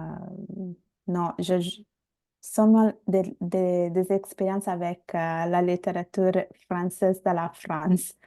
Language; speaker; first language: French; non-native, fluent; Bangla